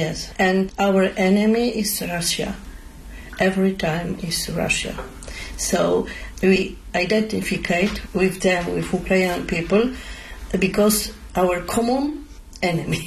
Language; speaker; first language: English; non-native, learner; Polish